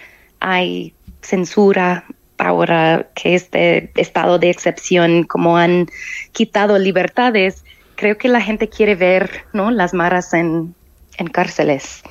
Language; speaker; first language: Spanish; non-native, fluent; English